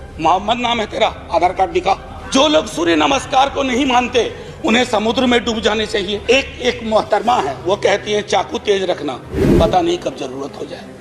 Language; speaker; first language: Hindi; native; Hindi